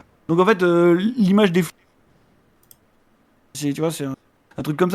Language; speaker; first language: French; native; French